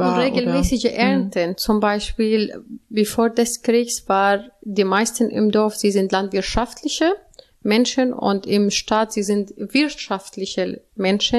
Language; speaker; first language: German; non-native, learner; Arabic